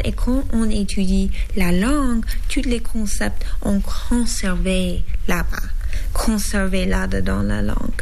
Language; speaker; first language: French; non-native, learner; English